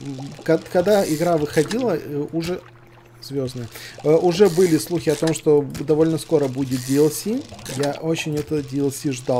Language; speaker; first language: Russian; native; Russian